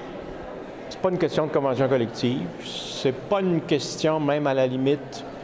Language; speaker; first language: French; native; French